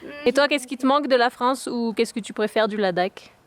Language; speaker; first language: French; native; French